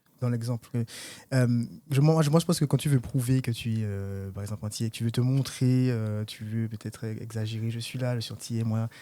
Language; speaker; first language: French; native; French